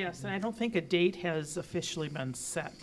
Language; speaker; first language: English; native; English